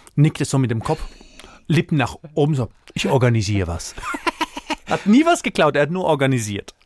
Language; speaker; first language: German; non-native, fluent; Croatian